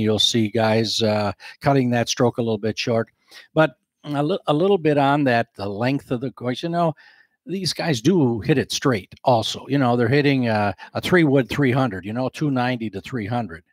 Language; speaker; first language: English; native; English